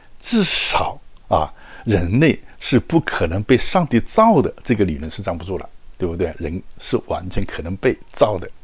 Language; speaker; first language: Chinese; native; Chinese